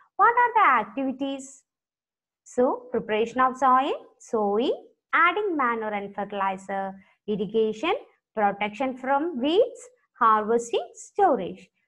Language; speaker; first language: English; non-native, local second language; Malayalam